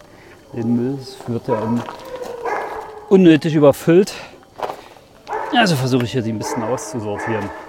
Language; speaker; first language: German; native; German